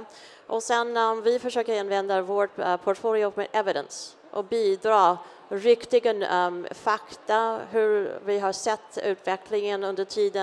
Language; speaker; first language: Swedish; non-native, fluent; English